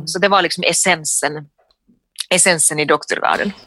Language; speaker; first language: Norwegian; non-native, fluent; Finnish